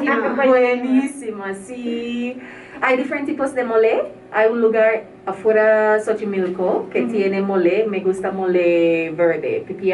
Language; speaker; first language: Spanish; non-native, learner; English